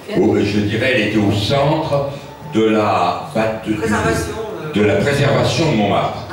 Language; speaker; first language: French; native; French